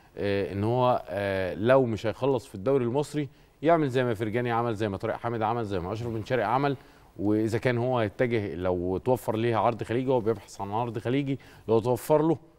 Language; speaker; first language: Arabic; native; Arabic